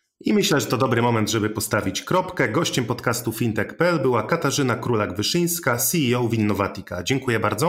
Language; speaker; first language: Polish; native; Polish